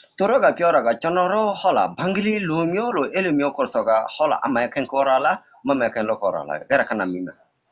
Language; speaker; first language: Burmese; non-native, local second language; Rohingya